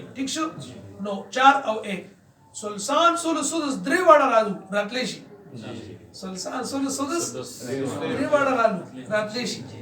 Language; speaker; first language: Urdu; non-native, local second language; Pashto